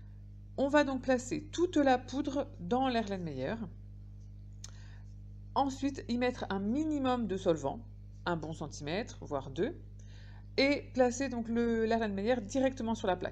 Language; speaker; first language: French; native; French